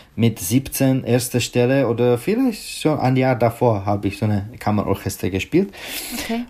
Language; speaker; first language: German; non-native, learner; Czech